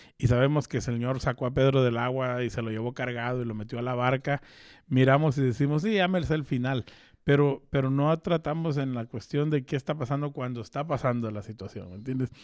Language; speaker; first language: Spanish; early bilingual, heritage; Spanish